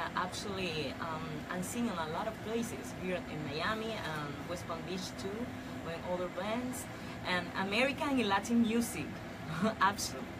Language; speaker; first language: English; non-native, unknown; Spanish